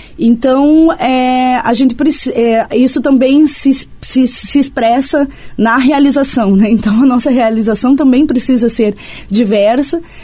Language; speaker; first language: Portuguese; native; Portuguese